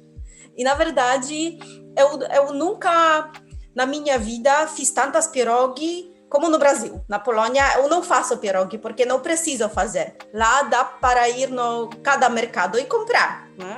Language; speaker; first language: Portuguese; non-native, fluent; Polish